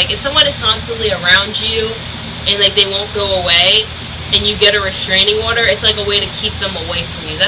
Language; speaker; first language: English; native; English